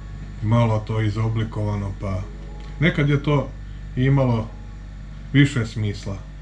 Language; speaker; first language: Serbian; native; Serbian